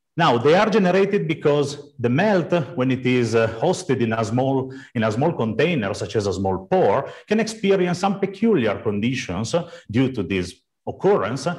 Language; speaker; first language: English; non-native, fluent; Italian